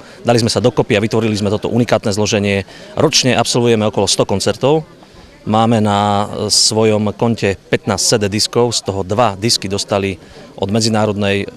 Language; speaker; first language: Slovak; native; Slovak